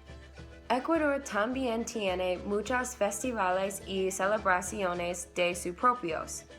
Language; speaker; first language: Spanish; non-native, learner; English